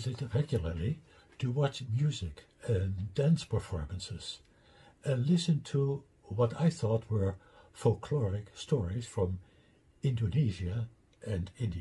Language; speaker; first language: English; non-native, fluent; Dutch